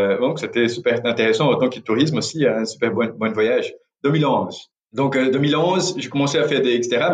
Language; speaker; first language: French; non-native, fluent; Portuguese